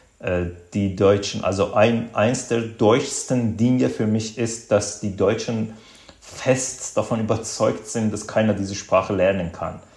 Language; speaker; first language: German; non-native, fluent; Azerbaijani